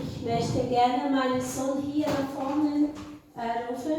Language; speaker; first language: German; non-native, fluent; Portuguese